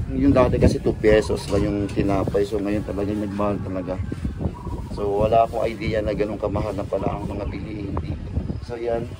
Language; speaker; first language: Filipino; non-native, local second language; Cebuano